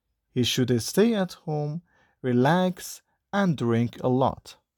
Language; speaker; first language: English; non-native, fluent; Persian